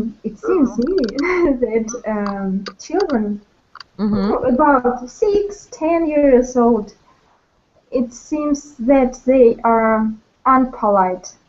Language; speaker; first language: English; non-native, learner; Russian